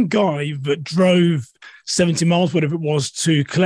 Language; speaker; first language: English; native; English